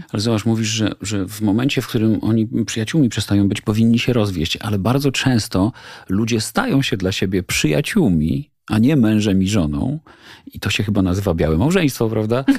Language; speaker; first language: Polish; native; Polish